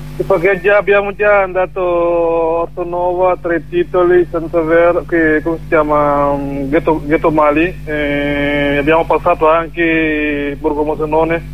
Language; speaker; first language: Italian; non-native, learner; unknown